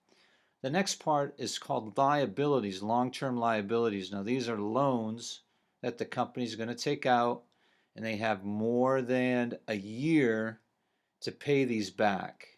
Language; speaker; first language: English; native; English